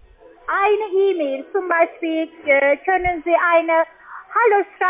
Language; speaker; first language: German; non-native, learner; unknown